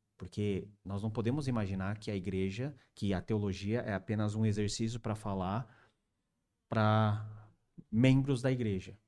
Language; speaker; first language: Portuguese; early bilingual, other home language; Korean